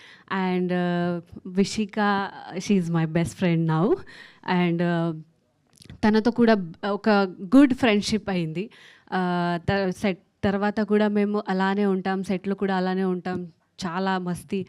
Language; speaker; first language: Telugu; non-native, local second language; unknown